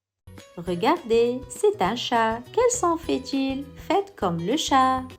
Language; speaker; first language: French; non-native, local second language; Arabic